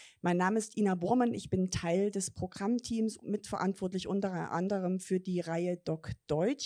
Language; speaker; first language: German; native; German